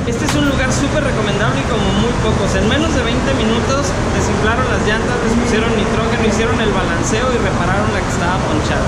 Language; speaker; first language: Spanish; native; Spanish